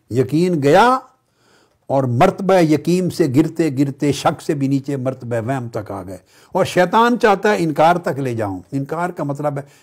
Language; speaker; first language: Urdu; native; Urdu